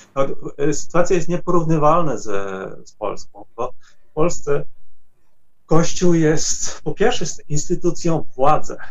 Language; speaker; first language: Polish; non-native, fluent; Dutch